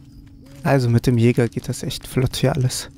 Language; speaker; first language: German; native; German